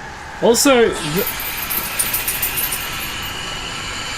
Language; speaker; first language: English; native; English